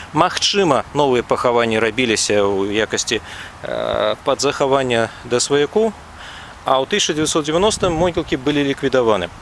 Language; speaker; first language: Belarusian; native; Belarusian